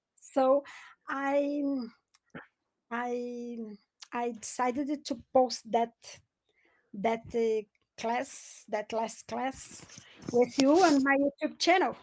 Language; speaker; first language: English; non-native, learner; Portuguese